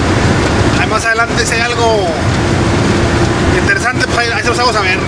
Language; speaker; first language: Spanish; native; Spanish